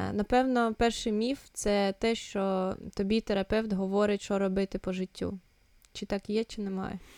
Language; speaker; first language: Ukrainian; non-native, local second language; Russian